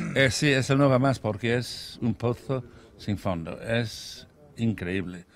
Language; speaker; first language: Spanish; non-native, fluent; English